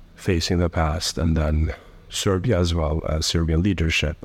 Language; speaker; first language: English; early bilingual, other home language; Albanian